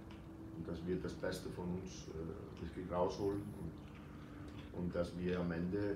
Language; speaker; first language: German; non-native, fluent; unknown